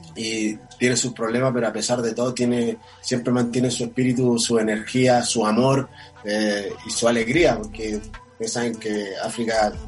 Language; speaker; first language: Spanish; non-native, fluent; Portuguese